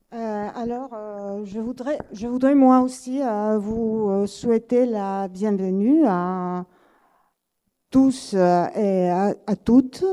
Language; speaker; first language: French; non-native, fluent; Greek